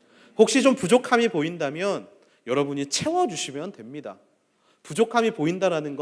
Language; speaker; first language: Korean; native; Korean